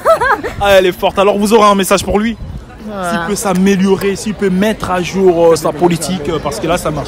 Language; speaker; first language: French; native; French